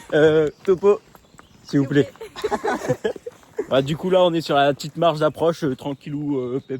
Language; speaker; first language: French; native; French